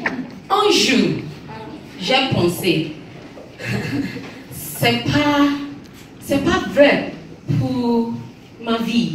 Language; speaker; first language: French; non-native, learner; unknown